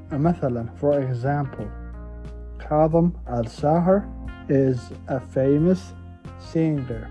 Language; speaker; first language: English; non-native, fluent; Arabic